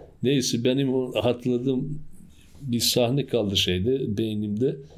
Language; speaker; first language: Turkish; non-native, fluent; Bosnian